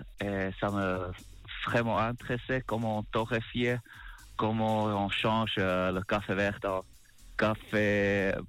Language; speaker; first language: French; non-native, learner; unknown